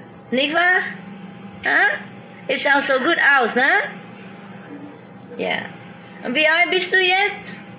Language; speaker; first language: German; non-native, fluent; Vietnamese